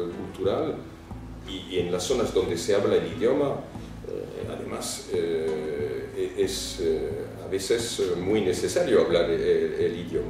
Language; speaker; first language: Spanish; non-native, fluent; French